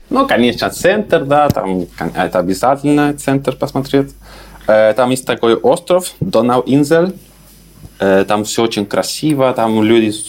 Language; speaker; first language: Russian; non-native, fluent; Spanish